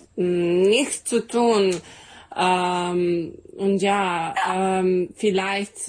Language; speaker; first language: German; non-native, learner; Serbian